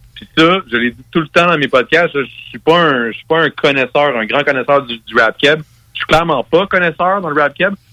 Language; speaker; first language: French; native; French